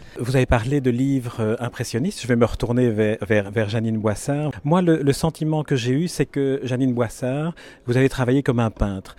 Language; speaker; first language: French; native; French